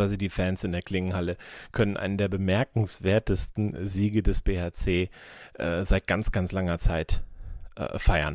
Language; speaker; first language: German; native; German